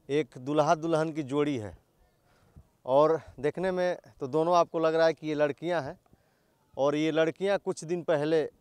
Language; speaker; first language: Hindi; native; Hindi